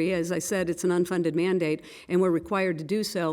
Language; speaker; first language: English; native; English